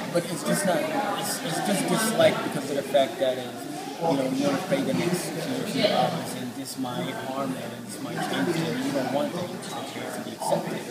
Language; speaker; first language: English; early bilingual, other home language; Somali